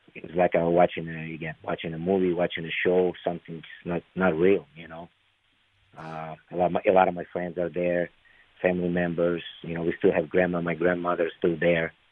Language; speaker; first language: English; non-native, fluent; Ukrainian